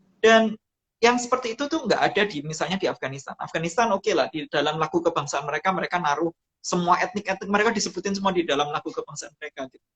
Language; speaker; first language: Indonesian; non-native, local second language; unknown